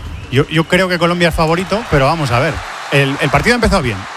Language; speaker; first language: Spanish; native; Spanish